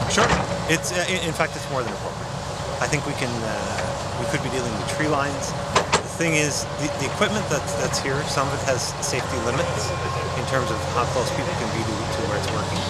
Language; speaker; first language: English; native; English